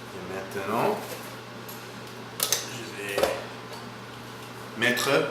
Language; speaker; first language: French; non-native, learner; English